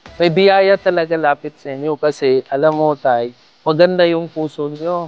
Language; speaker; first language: Filipino; non-native, learner; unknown